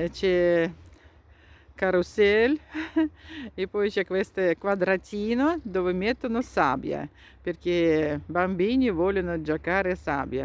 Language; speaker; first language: Italian; non-native, fluent; Russian